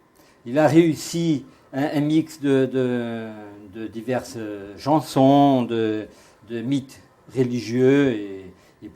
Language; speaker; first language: French; non-native, fluent; Portuguese